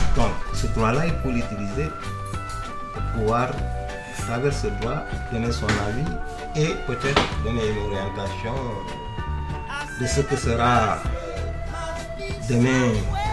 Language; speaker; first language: French; non-native, local second language; Wolof